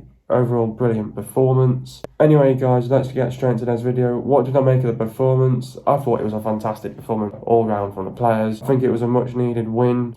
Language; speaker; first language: English; native; English